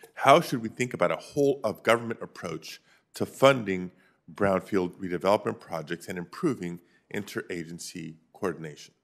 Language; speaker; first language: English; native; English